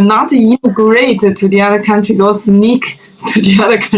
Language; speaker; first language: English; non-native, fluent; Chinese